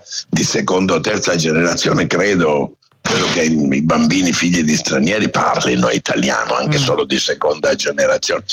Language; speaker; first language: Italian; native; Italian